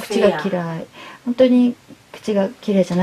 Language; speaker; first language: Japanese; non-native, fluent; Spanish